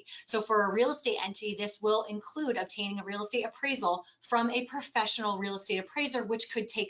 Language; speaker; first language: English; native; English